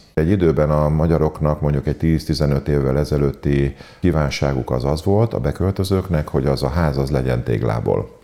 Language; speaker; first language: Hungarian; native; Hungarian